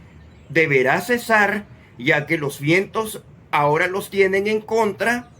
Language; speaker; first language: Spanish; native; Spanish